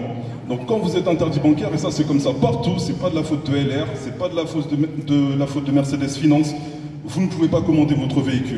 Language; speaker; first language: French; native; French